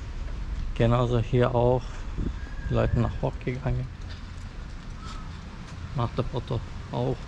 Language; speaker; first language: German; non-native, learner; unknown